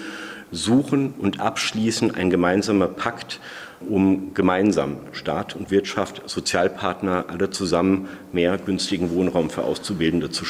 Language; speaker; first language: German; native; German